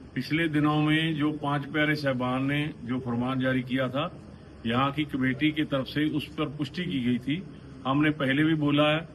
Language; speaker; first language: Hindi; non-native, local second language; Punjabi